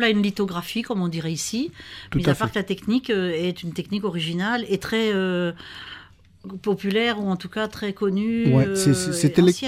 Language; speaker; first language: French; native; French